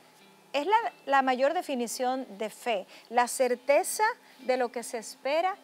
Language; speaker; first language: Spanish; native; Spanish